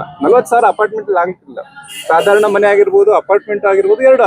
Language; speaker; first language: Kannada; native; Kannada